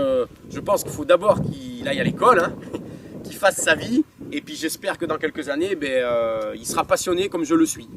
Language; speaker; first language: French; native; French